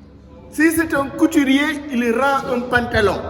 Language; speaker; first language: French; non-native, local second language; Wolof